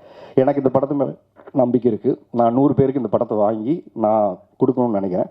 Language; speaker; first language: Tamil; native; Tamil